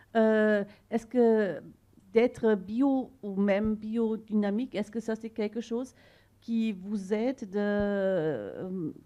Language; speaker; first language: French; non-native, learner; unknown